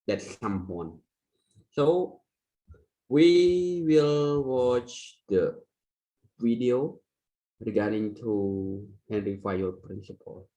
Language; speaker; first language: English; non-native, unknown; Khmer